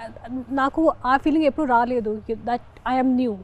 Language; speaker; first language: Telugu; non-native, fluent; Hindi